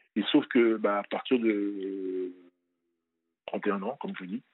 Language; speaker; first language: French; native; French